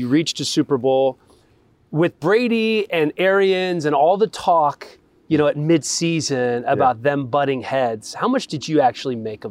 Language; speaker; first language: English; native; English